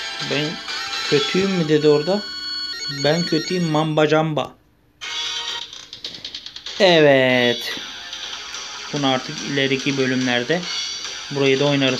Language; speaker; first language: Turkish; native; Turkish